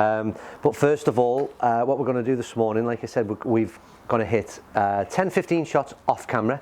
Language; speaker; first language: English; native; English